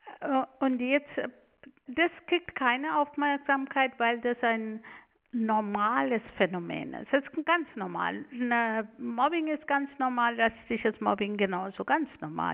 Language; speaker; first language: German; non-native, fluent; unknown